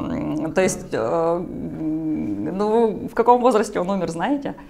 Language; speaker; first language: Russian; native; Russian